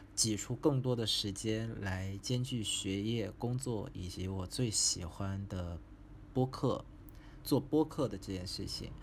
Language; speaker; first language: Chinese; non-native, fluent; Vietnamese